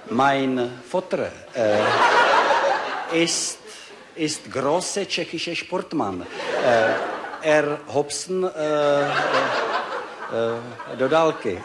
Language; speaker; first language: German; non-native, learner; Czech